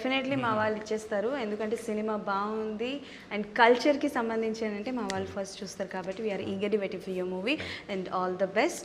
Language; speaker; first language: Telugu; native; Telugu